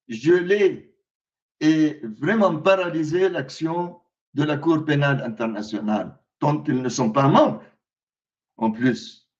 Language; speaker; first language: French; non-native, fluent; Arabic